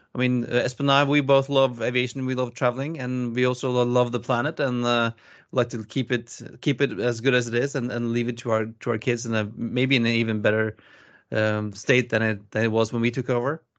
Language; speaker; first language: English; non-native, fluent; Norwegian